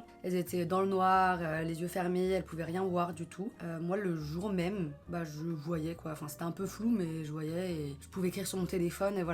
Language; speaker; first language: French; native; French